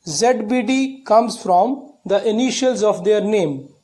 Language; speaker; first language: English; non-native, local second language; Punjabi